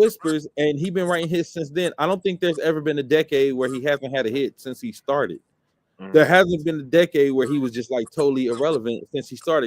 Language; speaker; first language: English; native; English